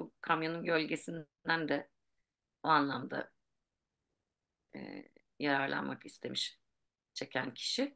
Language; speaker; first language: Turkish; native; Turkish